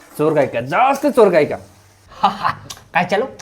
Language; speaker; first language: Malayalam; early bilingual, heritage; Malayalam